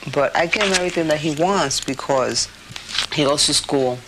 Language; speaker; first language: English; early bilingual, other home language; Spanish